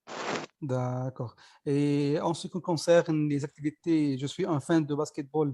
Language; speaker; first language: French; non-native, learner; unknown